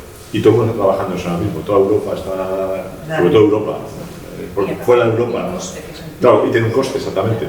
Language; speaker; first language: Spanish; native; Spanish